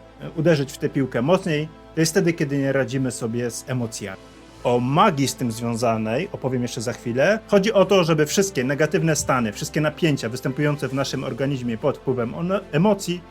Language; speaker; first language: Polish; native; Polish